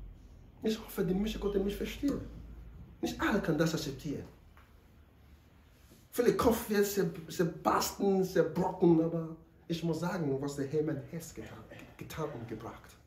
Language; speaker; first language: German; non-native, learner; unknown